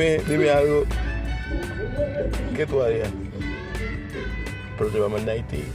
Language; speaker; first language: Spanish; non-native, fluent; Haitian Creole